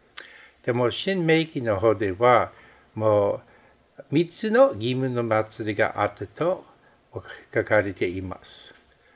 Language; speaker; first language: Japanese; non-native, fluent; English